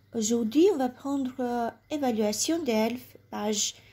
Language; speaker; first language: French; non-native, fluent; Albanian